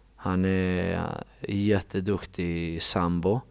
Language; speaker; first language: Swedish; non-native, fluent; Russian